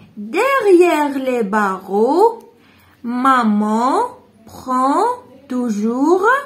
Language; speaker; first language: French; non-native, local second language; Arabic